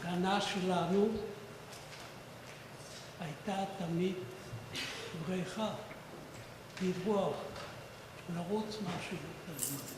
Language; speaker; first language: Hebrew; non-native, fluent; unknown